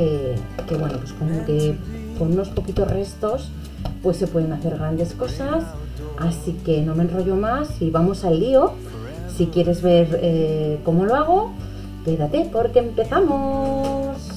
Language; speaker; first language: Spanish; native; Spanish